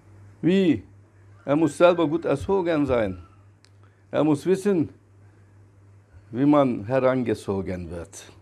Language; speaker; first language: German; non-native, fluent; Turkish